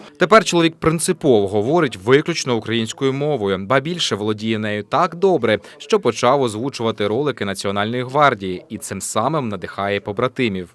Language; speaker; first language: Ukrainian; native; Ukrainian